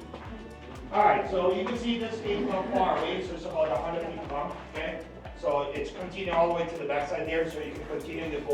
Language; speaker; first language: English; non-native, fluent; Papiamento